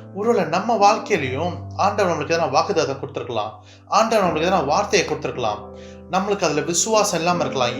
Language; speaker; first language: Tamil; early bilingual, heritage; Tamil